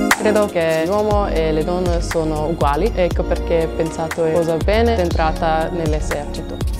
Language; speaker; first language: Italian; non-native, local second language; Swiss German